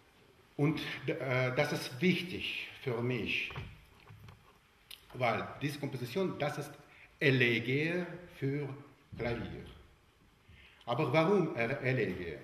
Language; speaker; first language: German; non-native, learner; Russian